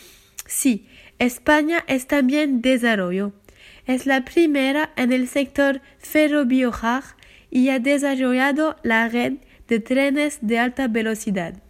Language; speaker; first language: Spanish; non-native, learner; French